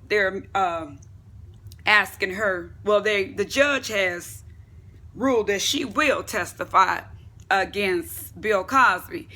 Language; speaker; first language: English; native; English